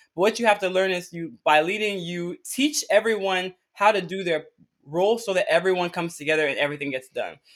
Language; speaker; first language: English; early bilingual, other home language; Akan